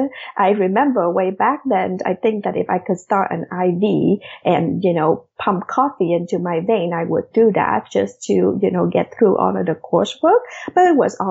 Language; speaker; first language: English; non-native, fluent; Vietnamese